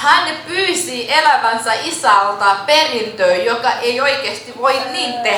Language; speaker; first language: Finnish; non-native, learner; Kinyarwanda